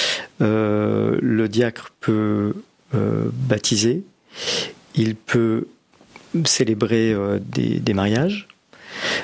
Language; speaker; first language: French; native; French